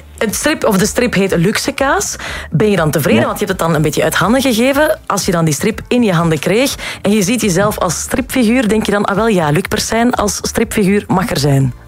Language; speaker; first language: Dutch; native; Dutch